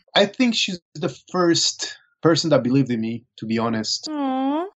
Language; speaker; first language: English; non-native, fluent; Spanish